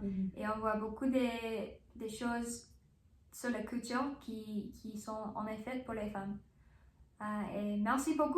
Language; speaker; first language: French; non-native, learner; English